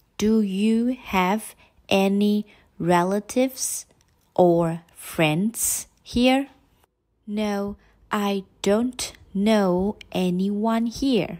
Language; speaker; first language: English; non-native, fluent; Chinese